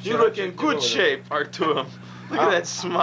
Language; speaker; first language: English; native; English